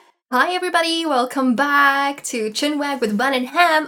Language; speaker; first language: English; non-native, local second language; Chinese